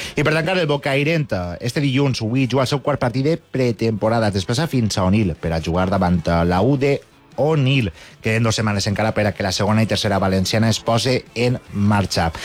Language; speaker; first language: Catalan; native; Catalan